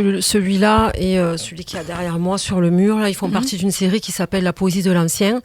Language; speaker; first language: French; native; French